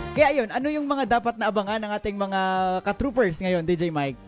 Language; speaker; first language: Filipino; native; Filipino